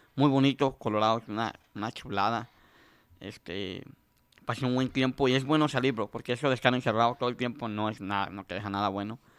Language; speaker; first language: Spanish; native; Spanish